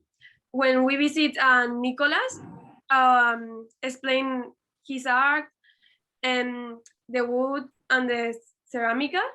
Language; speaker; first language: English; non-native, learner; Spanish